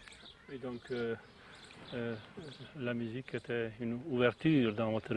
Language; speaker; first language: French; non-native, fluent; Macedonian